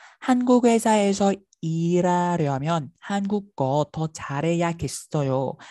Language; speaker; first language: Korean; non-native, fluent; Vietnamese